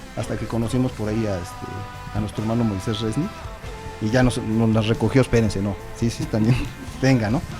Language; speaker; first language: Spanish; native; Spanish